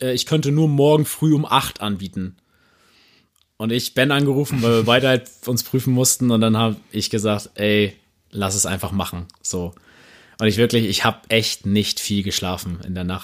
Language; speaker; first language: German; native; German